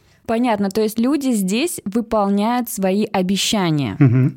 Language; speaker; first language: Russian; native; Russian